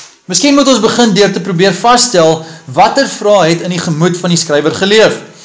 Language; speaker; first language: Afrikaans; early bilingual, heritage; Afrikaans